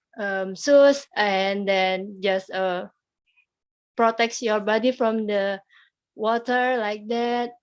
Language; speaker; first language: English; non-native, learner; Indonesian